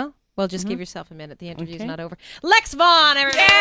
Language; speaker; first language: English; native; English